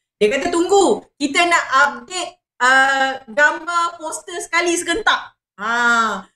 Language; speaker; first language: Malay; native; Malay